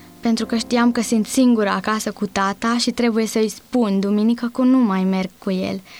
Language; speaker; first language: Romanian; non-native, local second language; Hungarian